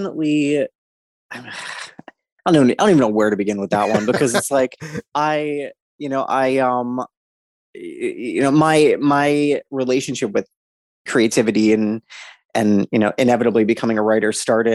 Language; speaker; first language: English; native; English